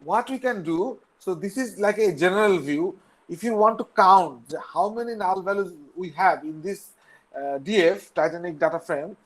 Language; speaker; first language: English; non-native, local second language; Bangla